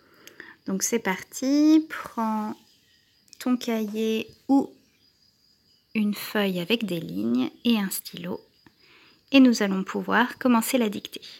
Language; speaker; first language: French; native; French